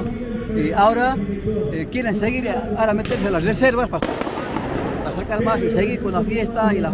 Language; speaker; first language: Spanish; native; Spanish